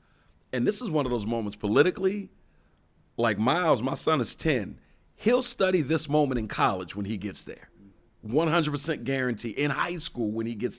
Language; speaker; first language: English; native; English